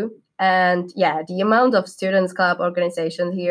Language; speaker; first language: English; non-native, fluent; Czech